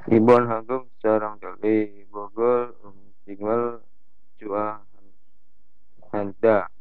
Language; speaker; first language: Korean; non-native, learner; Indonesian